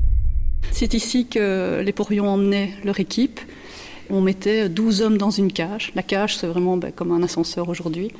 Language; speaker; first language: French; native; French